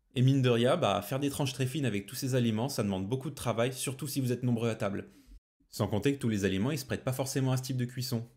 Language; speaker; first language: French; native; French